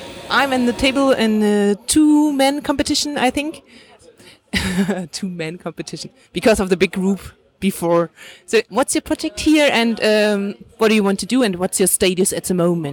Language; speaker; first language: English; non-native, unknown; German